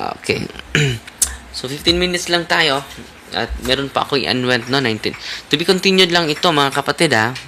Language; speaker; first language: Filipino; non-native, local second language; Cebuano